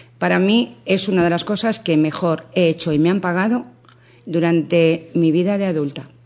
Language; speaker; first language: Spanish; native; Spanish